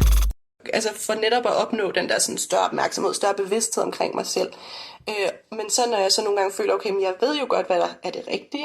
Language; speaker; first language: Danish; native; Danish